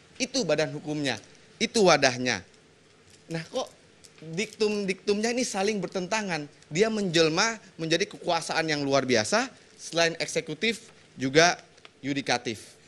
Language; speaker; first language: Indonesian; native; Indonesian